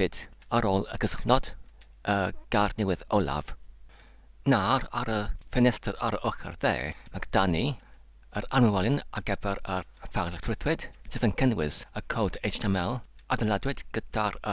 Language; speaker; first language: Welsh; non-native, learner; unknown